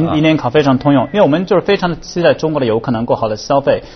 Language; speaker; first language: Chinese; non-native, fluent; Japanese